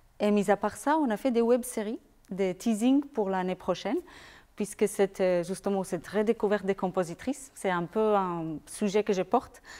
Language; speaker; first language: French; non-native, fluent; Spanish